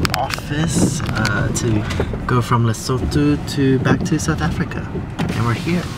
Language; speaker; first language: English; native; English